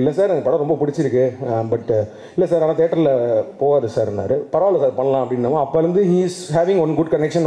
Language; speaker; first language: Tamil; native; Tamil